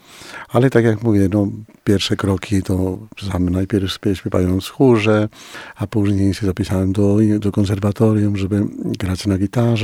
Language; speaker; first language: Polish; non-native, fluent; Spanish